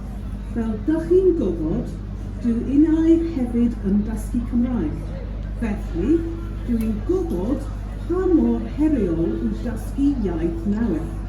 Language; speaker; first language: Welsh; non-native, learner; English